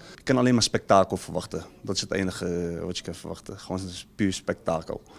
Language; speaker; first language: Dutch; native; Dutch